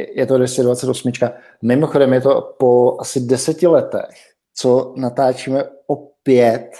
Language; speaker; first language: Czech; native; Czech